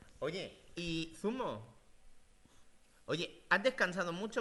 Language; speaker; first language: Spanish; native; Spanish